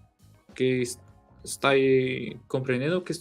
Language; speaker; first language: Spanish; non-native, learner; Portuguese